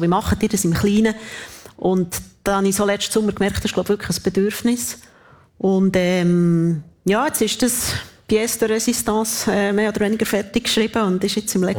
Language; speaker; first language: German; native; German